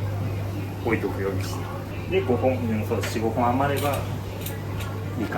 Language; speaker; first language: Japanese; native; Japanese